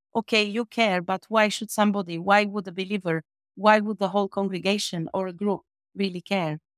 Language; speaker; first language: English; non-native, fluent; Albanian